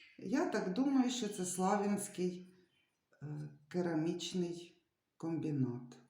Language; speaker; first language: Ukrainian; non-native, local second language; Russian